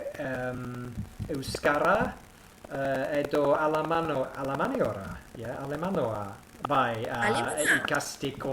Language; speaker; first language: Basque; non-native, learner; English